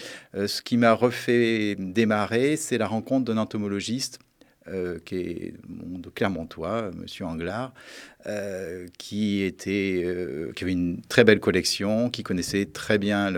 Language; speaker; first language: French; native; French